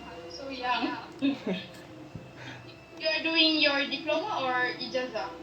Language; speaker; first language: English; non-native, local second language; Malay